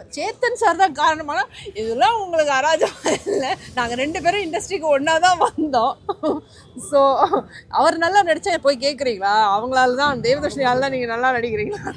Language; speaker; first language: Tamil; native; Tamil